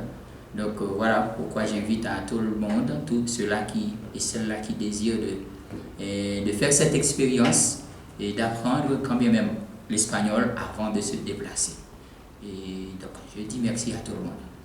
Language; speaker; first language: French; non-native, local second language; Haitian Creole